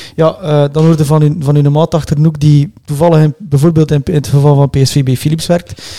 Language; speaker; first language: Dutch; native; Dutch